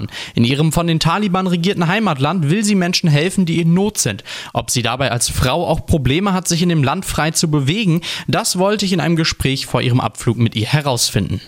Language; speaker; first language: German; native; German